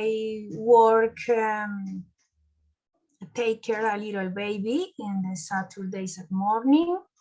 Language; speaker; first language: English; non-native, learner; Spanish